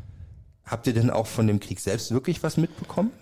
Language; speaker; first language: German; native; German